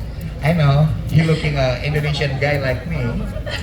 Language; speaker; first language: English; non-native, learner; Indonesian